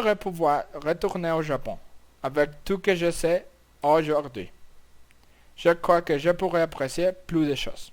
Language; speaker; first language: French; non-native, learner; Spanish